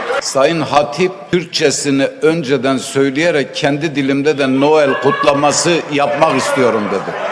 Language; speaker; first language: Turkish; native; Turkish